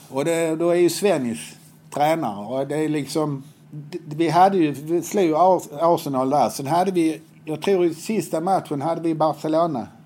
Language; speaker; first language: Swedish; native; Swedish